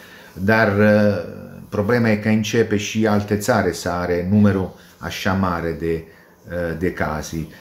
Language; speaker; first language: Romanian; non-native, learner; Italian